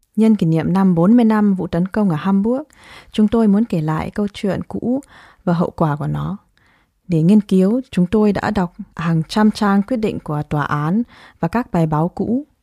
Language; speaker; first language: Vietnamese; early bilingual, heritage; Vietnamese